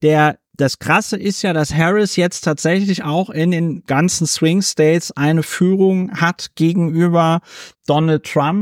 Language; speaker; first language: German; native; German